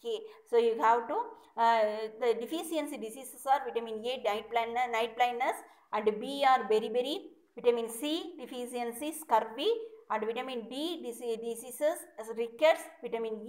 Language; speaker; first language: English; non-native, local second language; Tamil